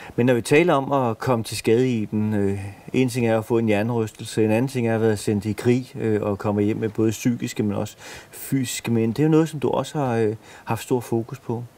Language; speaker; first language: Danish; native; Danish